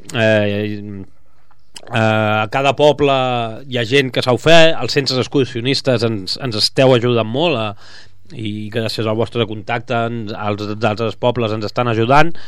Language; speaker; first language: Catalan; native; Catalan